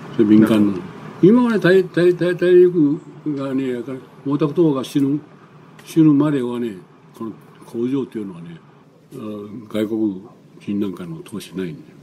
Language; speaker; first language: Japanese; non-native, local second language; Chinese